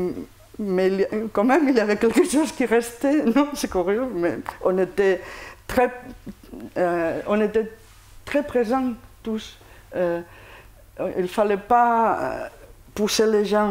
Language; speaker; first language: French; non-native, fluent; Spanish